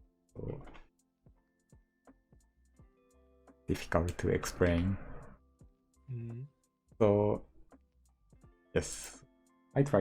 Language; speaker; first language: English; non-native, learner; Japanese